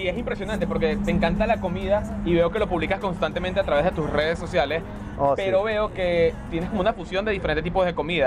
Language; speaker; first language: Spanish; native; Spanish